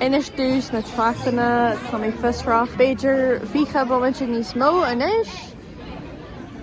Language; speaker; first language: Irish; non-native, local second language; English